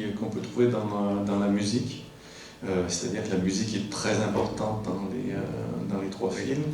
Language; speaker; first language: French; non-native, fluent; Turkish